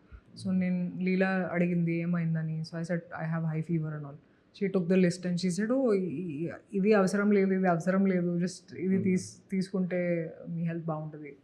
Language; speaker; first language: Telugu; non-native, fluent; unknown